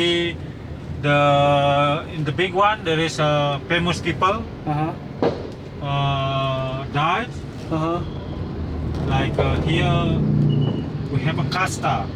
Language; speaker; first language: English; non-native, learner; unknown